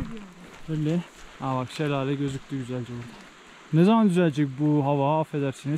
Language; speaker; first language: Turkish; native; Turkish